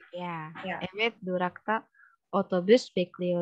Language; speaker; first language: Turkish; non-native, learner; Indonesian